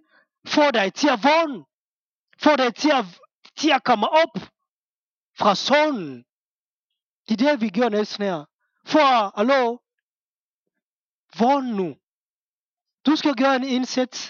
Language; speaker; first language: Danish; non-native, fluent; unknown